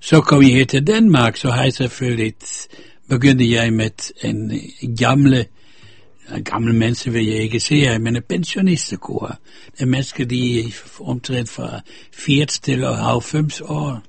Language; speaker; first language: Danish; non-native, fluent; Dutch